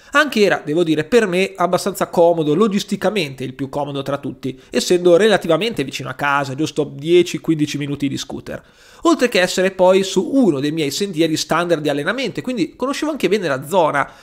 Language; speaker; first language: Italian; native; Italian